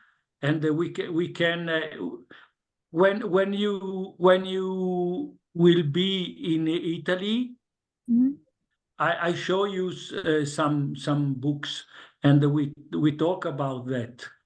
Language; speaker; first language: English; non-native, learner; Italian